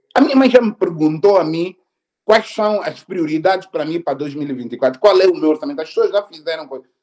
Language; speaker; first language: Portuguese; native; Portuguese